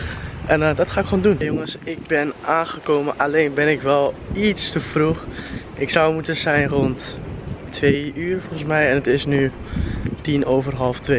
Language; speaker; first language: Dutch; native; Dutch